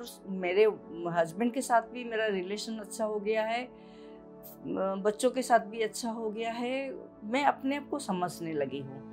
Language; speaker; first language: Hindi; non-native, local second language; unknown